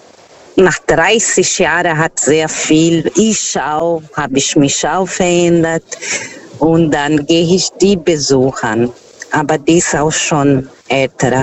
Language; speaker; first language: German; non-native, fluent; Portuguese